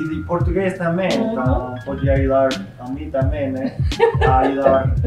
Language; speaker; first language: Portuguese; non-native, learner; English